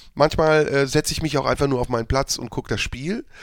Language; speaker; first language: German; native; German